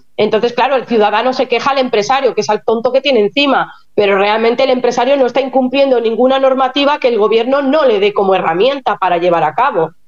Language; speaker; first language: Spanish; native; Spanish